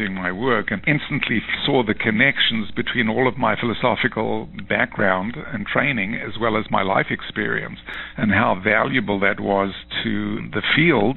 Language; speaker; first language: English; native; English